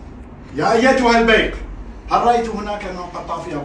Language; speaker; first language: Arabic; native; Arabic